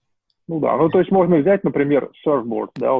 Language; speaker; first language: Russian; native; Russian